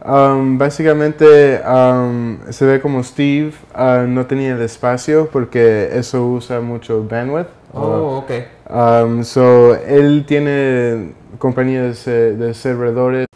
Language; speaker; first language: Spanish; early bilingual, heritage; Spanish